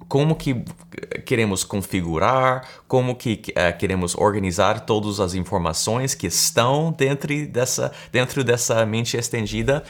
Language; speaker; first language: Portuguese; early bilingual, heritage; Portuguese